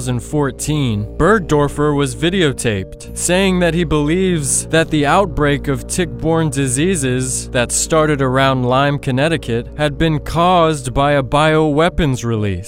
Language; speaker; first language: English; native; English